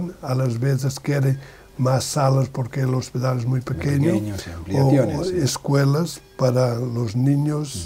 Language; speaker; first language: Spanish; non-native, learner; Portuguese